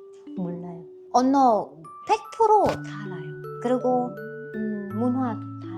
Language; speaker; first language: Korean; non-native, learner; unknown